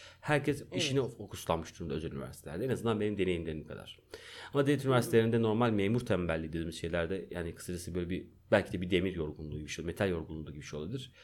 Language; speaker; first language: Turkish; native; Turkish